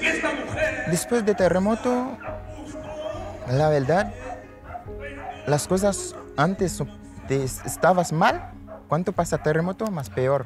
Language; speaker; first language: Spanish; non-native, learner; Haitian Creole